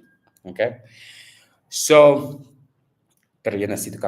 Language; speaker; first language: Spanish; non-native, learner; English